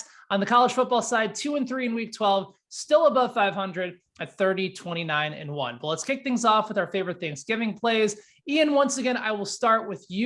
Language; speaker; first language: English; native; English